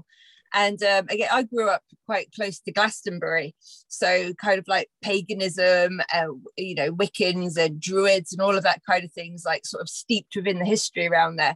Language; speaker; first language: English; native; English